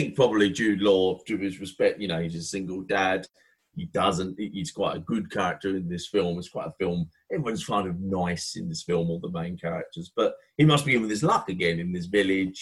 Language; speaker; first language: English; native; English